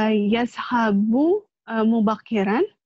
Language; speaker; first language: Arabic; non-native, learner; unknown